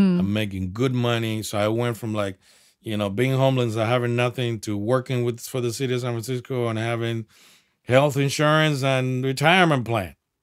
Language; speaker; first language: English; non-native, fluent; Spanish